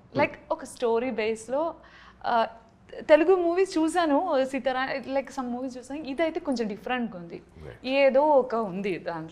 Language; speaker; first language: Telugu; non-native, learner; Malayalam